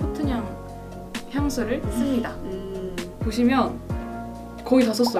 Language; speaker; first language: Korean; native; Korean